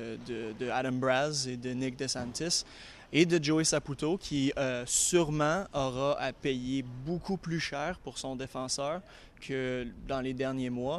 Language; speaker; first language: French; native; French